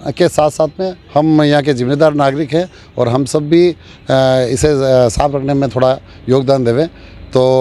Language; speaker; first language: Hindi; native; Hindi